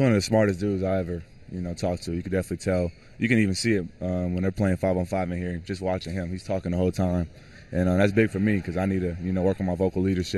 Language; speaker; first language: English; native; English